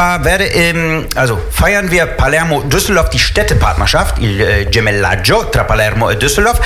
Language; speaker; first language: German; native; German